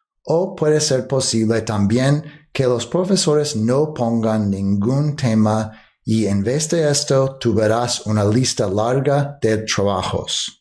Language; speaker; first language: Spanish; non-native, fluent; English